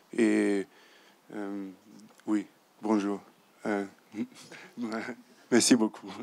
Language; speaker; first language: French; non-native, fluent; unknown